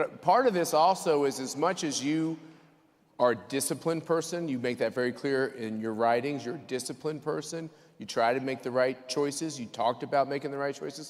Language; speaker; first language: English; native; English